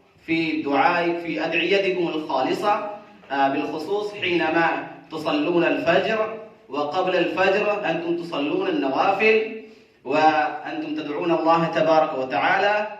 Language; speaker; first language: Arabic; non-native, fluent; Urdu